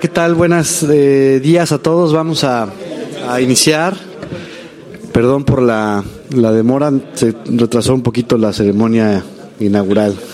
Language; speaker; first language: Spanish; native; Spanish